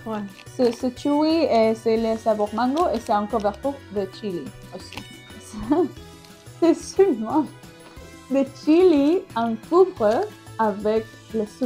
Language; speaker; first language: French; non-native, learner; Spanish